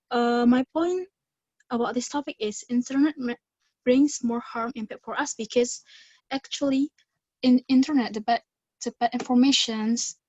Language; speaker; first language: English; non-native, learner; Indonesian